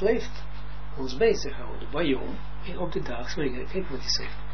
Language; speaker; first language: Dutch; non-native, fluent; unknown